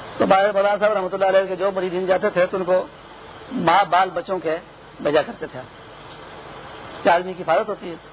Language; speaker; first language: Urdu; non-native, local second language; Pashto